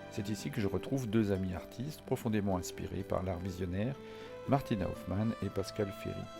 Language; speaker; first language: French; native; French